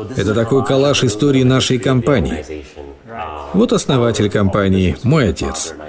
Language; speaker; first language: Russian; non-native, fluent; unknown